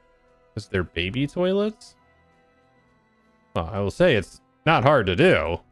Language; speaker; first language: English; native; English